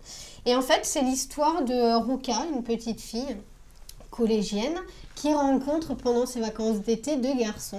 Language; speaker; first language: French; native; French